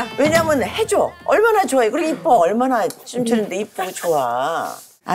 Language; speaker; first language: Korean; native; Korean